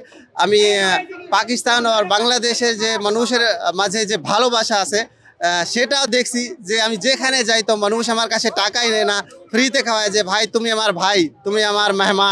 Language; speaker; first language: Bangla; non-native, fluent; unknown